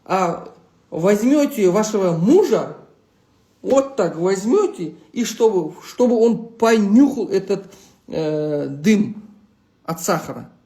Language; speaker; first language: Russian; non-native, local second language; Uzbek